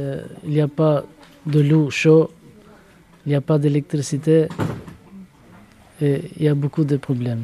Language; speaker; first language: French; non-native, learner; Albanian